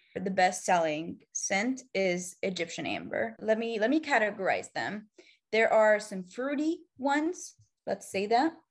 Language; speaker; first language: English; non-native, fluent; Arabic